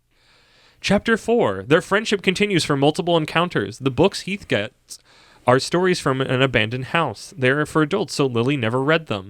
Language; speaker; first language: English; native; English